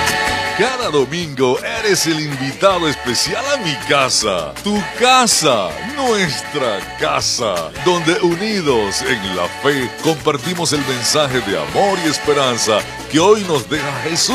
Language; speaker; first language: Spanish; native; Spanish